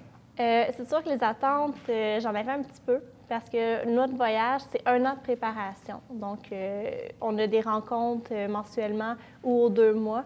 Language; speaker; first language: French; native; French